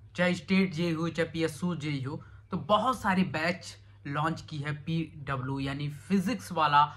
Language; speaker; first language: Hindi; native; Hindi